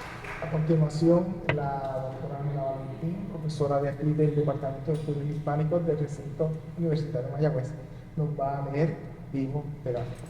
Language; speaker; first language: Spanish; native; Spanish